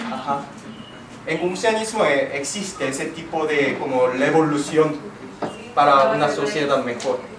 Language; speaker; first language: Spanish; non-native, fluent; Korean